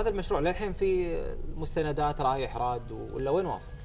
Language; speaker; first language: Arabic; native; Arabic